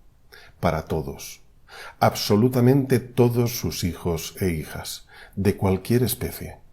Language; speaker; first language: Spanish; native; Spanish